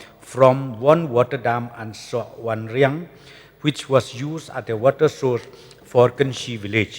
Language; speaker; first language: English; non-native, local second language; Khasi